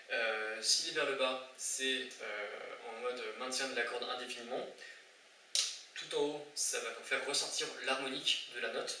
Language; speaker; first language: French; native; French